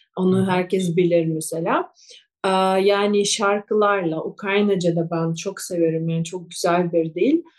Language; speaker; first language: Turkish; non-native, fluent; Russian